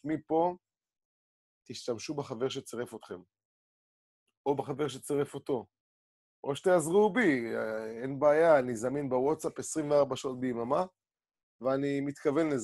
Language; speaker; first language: Hebrew; native; Hebrew